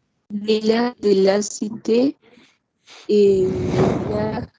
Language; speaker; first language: French; non-native, learner; Spanish